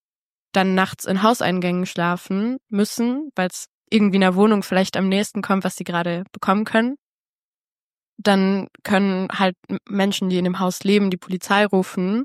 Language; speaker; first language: German; native; German